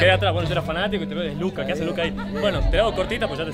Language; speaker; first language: Spanish; native; Spanish